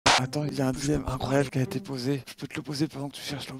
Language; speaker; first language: French; native; French